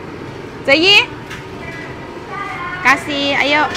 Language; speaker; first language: Indonesian; native; Indonesian